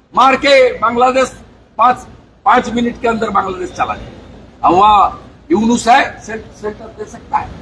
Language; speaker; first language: Hindi; non-native, local second language; Bangla